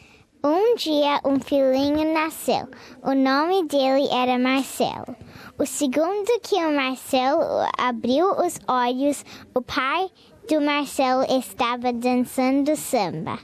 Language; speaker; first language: Portuguese; early bilingual, heritage; Portuguese